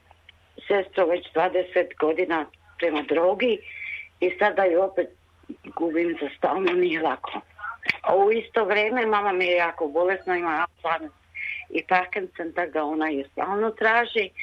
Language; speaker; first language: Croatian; early bilingual, other home language; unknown